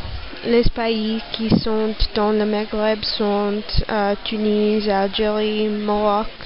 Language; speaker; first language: French; non-native, learner; English